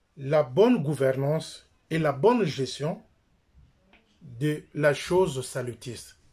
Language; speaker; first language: French; non-native, local second language; Lingala